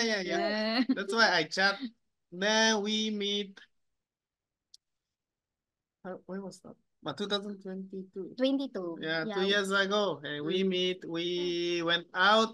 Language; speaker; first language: English; non-native, learner; Japanese